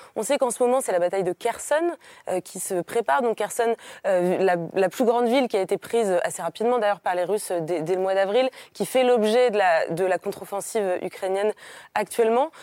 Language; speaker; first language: French; native; French